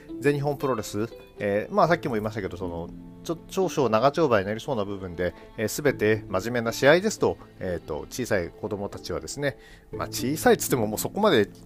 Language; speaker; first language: Japanese; native; Japanese